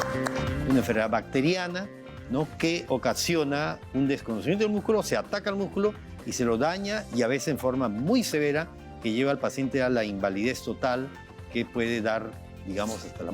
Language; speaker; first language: Spanish; native; Spanish